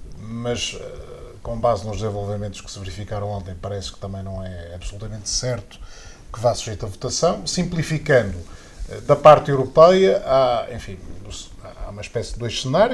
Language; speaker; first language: Portuguese; native; Portuguese